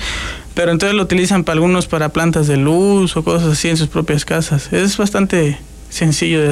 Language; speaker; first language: Spanish; native; Spanish